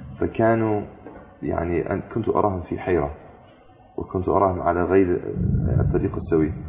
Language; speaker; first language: Arabic; non-native, fluent; English